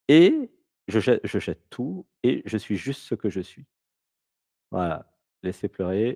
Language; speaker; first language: French; native; French